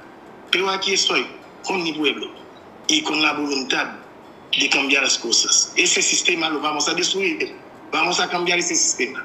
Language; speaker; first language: Spanish; non-native, fluent; Haitian Creole